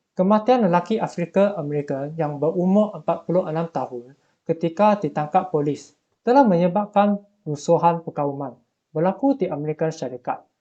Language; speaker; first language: Malay; non-native, local second language; Chinese